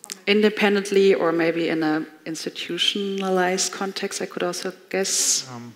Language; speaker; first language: English; non-native, fluent; German